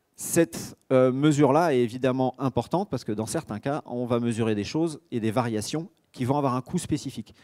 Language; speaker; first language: French; native; French